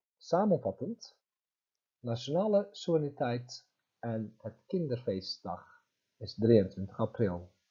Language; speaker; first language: Dutch; non-native, fluent; Turkish